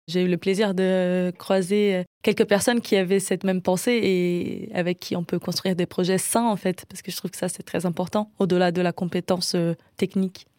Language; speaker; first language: French; non-native, fluent; Portuguese